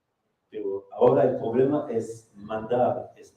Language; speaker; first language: Spanish; non-native, fluent; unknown